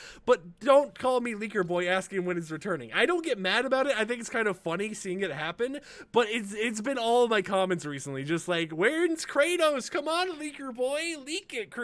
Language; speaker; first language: English; native; English